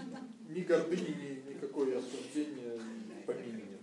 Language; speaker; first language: Russian; native; Russian